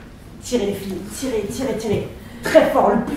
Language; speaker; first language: French; native; French